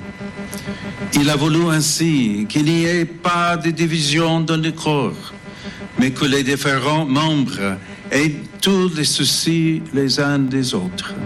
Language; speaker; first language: French; non-native, fluent; English